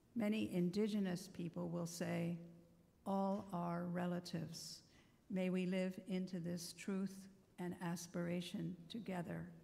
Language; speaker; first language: English; native; English